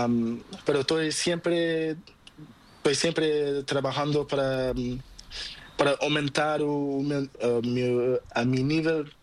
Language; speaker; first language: Spanish; non-native, learner; Portuguese